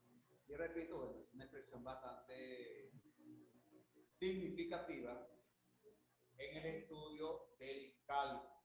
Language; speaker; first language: Spanish; native; Spanish